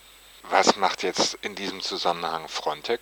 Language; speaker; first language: German; native; German